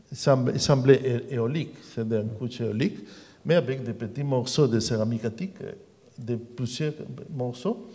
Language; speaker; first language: French; non-native, learner; Spanish